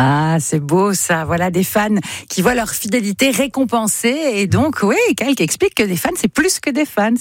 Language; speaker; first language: French; native; French